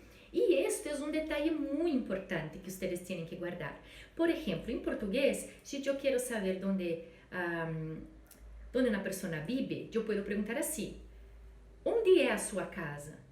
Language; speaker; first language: Spanish; non-native, fluent; Portuguese